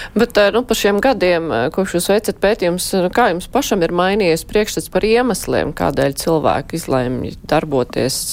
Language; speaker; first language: Latvian; native; Latvian